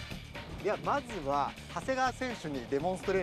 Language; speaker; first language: Japanese; native; Japanese